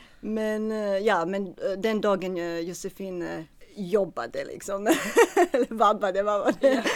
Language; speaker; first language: Swedish; non-native, fluent; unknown